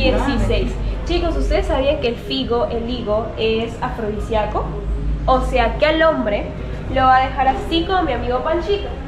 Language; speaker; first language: Spanish; native; Spanish